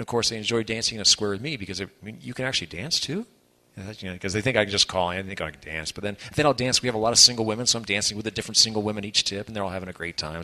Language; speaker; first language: English; native; English